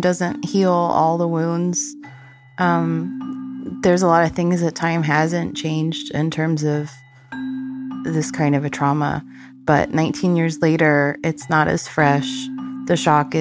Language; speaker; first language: English; native; English